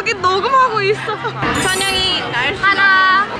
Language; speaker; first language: Korean; early bilingual, heritage; English